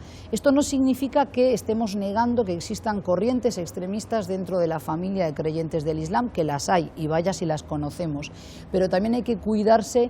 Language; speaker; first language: Spanish; native; Spanish